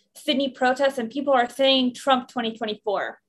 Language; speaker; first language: English; non-native, fluent; Persian